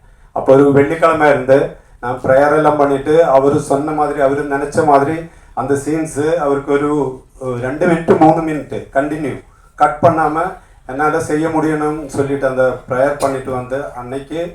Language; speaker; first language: Tamil; non-native, learner; Malayalam